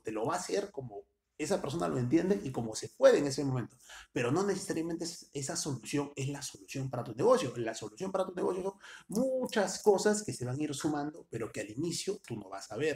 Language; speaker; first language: Spanish; native; Spanish